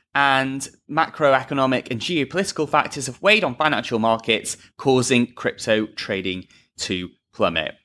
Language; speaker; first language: English; native; English